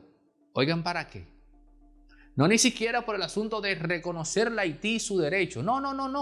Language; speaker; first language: Spanish; native; Spanish